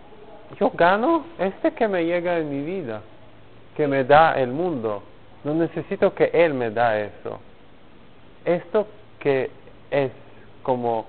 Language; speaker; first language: Spanish; non-native, learner; Polish